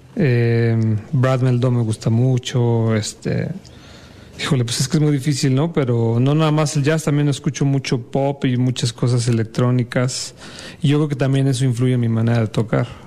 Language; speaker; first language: Spanish; native; Spanish